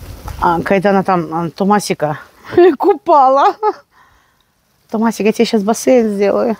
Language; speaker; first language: Russian; native; Russian